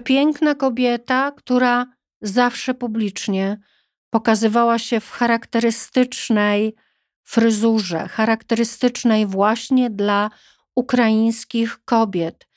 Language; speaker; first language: Polish; native; Polish